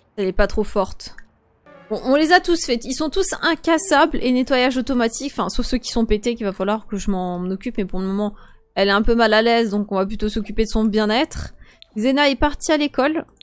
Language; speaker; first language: French; native; French